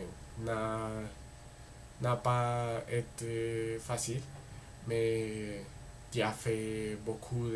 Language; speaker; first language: French; non-native, learner; Spanish